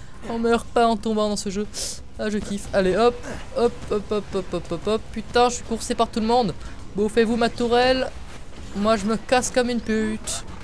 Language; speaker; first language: French; native; French